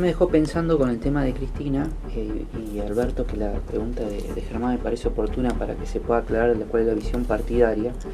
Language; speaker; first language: Spanish; native; Spanish